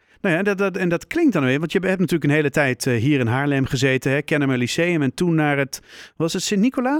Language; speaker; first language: Dutch; native; Dutch